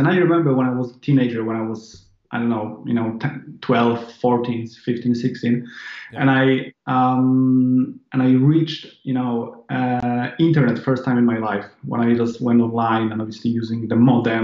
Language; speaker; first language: English; non-native, fluent; Polish